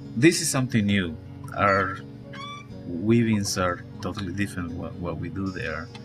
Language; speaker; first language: English; non-native, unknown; Spanish